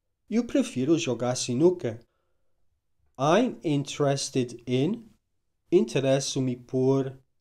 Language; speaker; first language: Portuguese; non-native, fluent; English